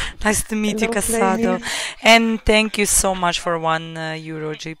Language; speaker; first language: English; non-native, fluent; Croatian